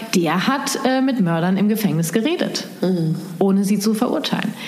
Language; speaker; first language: German; native; German